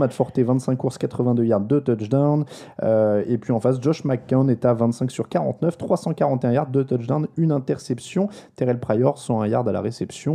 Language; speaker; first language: French; native; French